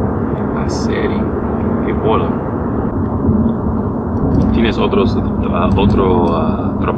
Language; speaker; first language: Spanish; non-native, learner; English